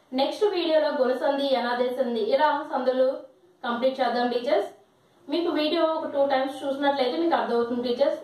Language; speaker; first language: Telugu; non-native, local second language; Lambadi